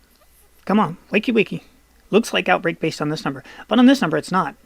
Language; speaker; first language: English; native; English